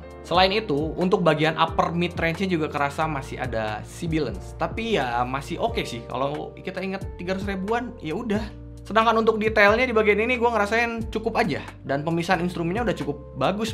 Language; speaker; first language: Indonesian; native; Indonesian